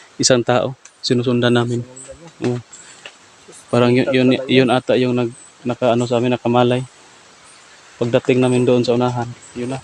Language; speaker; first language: Filipino; native; Filipino